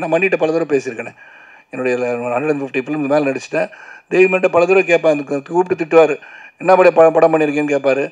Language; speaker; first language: Tamil; native; Tamil